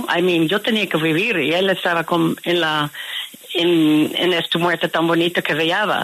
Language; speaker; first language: Spanish; non-native, fluent; Dutch